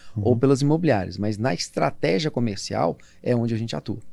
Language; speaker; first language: Portuguese; native; Portuguese